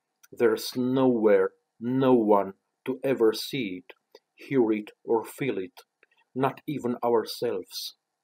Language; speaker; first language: English; non-native, fluent; Romanian